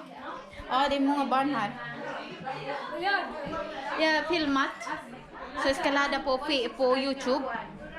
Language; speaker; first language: Swedish; non-native, fluent; Cebuano